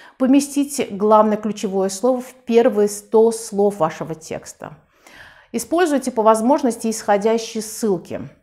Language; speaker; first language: Russian; non-native, local second language; Tajik